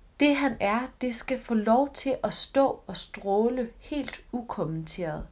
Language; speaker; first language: Danish; native; Danish